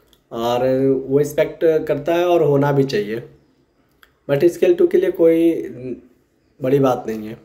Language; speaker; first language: Hindi; native; Hindi